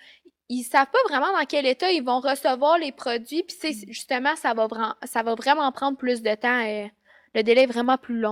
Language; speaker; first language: French; native; French